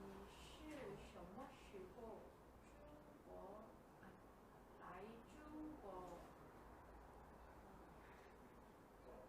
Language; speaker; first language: Chinese; non-native, learner; Korean